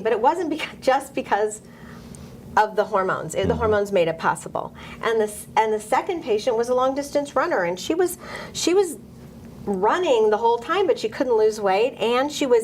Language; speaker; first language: English; native; English